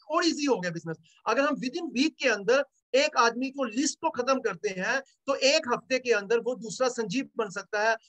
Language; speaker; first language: Hindi; native; Hindi